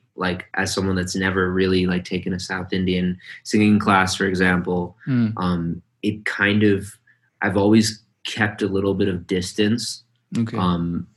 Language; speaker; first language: English; early bilingual, other home language; Hindi